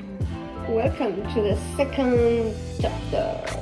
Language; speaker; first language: English; non-native, fluent; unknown